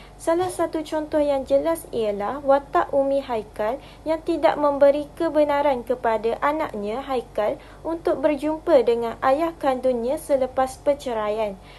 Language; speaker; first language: Malay; native; Malay